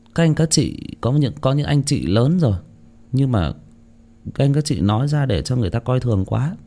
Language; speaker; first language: Vietnamese; non-native, local second language; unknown